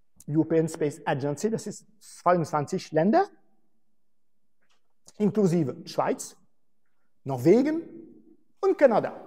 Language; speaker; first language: German; non-native, fluent; French